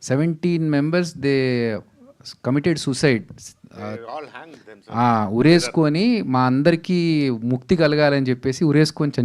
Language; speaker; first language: Telugu; native; Telugu